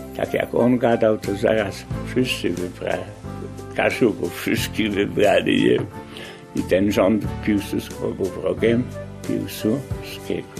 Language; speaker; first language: Polish; native; Polish